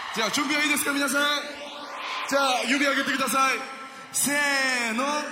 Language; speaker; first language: Japanese; non-native, fluent; Korean